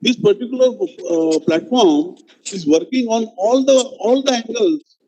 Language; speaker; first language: English; non-native, local second language; Marathi